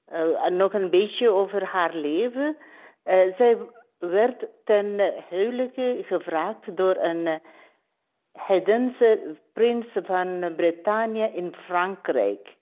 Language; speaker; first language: Dutch; non-native, learner; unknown